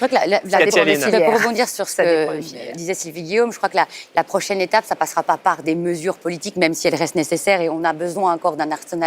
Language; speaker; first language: French; native; French